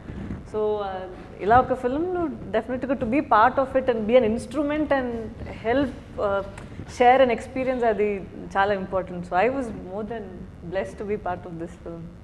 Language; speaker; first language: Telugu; non-native, local second language; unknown